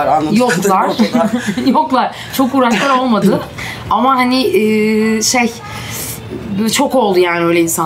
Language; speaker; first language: Turkish; native; Turkish